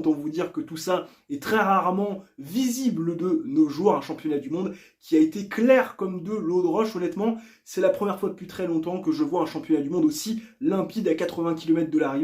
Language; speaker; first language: French; native; French